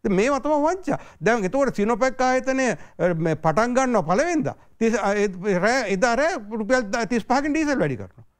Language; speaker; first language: Sinhala; native; Sinhala